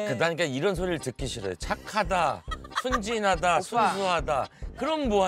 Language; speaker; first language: Korean; native; Korean